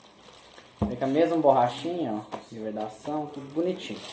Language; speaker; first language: Portuguese; native; Portuguese